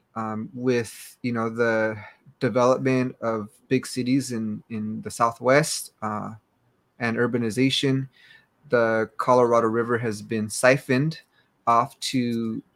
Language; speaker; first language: English; native; English